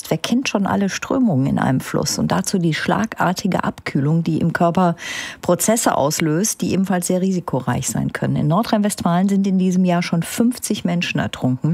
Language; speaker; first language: German; native; German